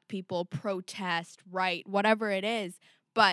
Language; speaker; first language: English; non-native, local second language; Urdu